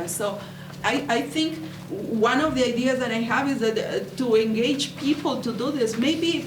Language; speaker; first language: English; non-native, fluent; Spanish